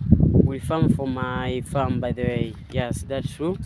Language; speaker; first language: English; non-native, learner; Swahili